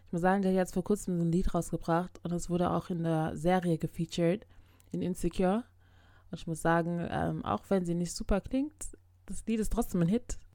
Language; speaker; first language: German; early bilingual, other home language; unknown